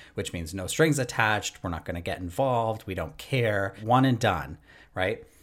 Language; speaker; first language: English; native; English